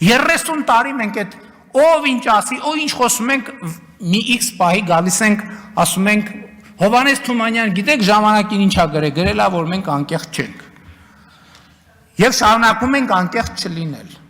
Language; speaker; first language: Armenian; native; Armenian